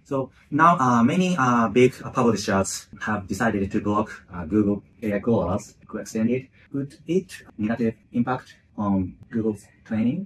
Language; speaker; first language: English; non-native, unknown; Japanese